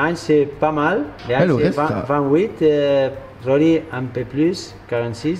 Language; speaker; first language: French; non-native, learner; Spanish